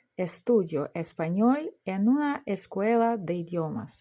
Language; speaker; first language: Spanish; non-native, fluent; Ukrainian